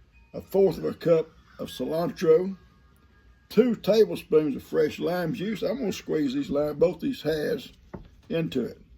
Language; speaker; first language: English; native; English